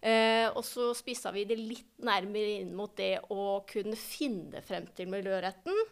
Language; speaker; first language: Norwegian; native; Norwegian